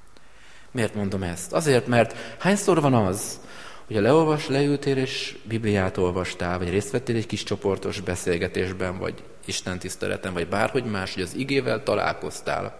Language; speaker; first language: Hungarian; native; Hungarian